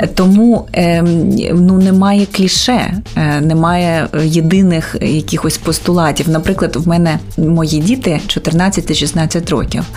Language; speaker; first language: Ukrainian; native; Ukrainian